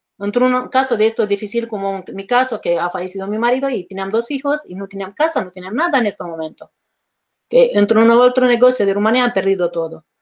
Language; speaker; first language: Spanish; non-native, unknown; Romanian